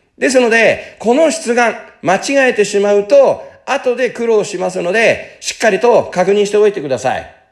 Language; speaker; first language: Japanese; native; Japanese